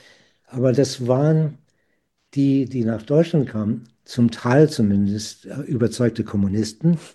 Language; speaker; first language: German; non-native, fluent; English